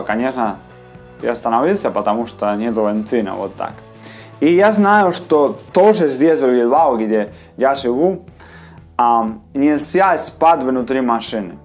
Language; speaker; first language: Russian; non-native, fluent; Spanish